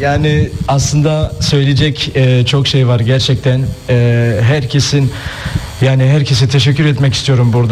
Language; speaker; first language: Turkish; early bilingual, heritage; Turkish